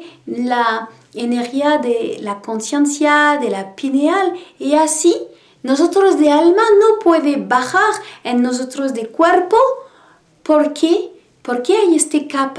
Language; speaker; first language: Spanish; non-native, learner; French